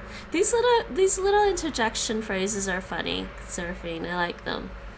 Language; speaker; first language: English; native; English